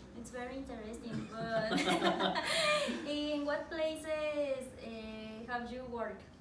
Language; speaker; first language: English; non-native, learner; Spanish